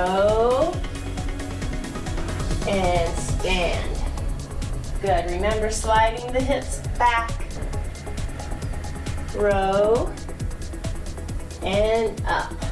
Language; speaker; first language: English; native; English